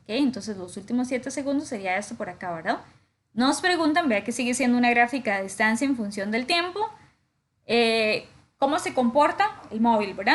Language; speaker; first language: Spanish; native; Spanish